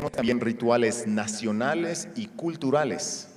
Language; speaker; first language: Spanish; native; Spanish